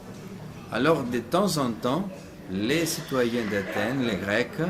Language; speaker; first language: French; non-native, fluent; Greek